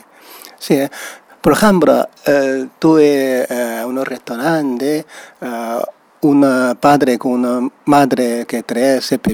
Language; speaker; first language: Spanish; non-native, learner; Chinese